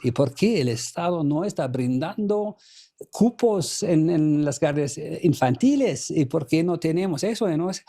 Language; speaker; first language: Spanish; non-native, fluent; German